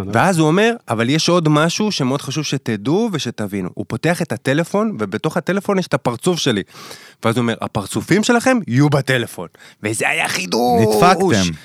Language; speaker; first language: Hebrew; early bilingual, other home language; Spanish